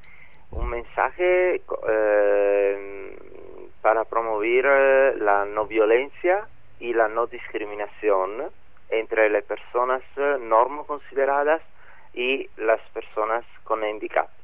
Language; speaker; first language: Spanish; non-native, learner; Italian